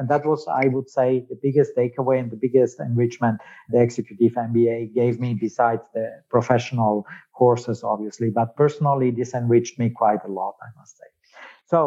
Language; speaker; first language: English; non-native, fluent; German